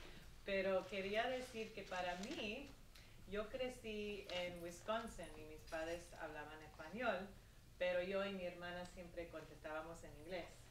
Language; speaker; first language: Spanish; early bilingual, heritage; Spanish